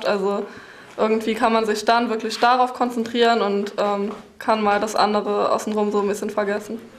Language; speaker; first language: German; native; German